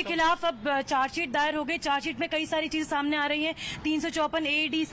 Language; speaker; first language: Hindi; native; Hindi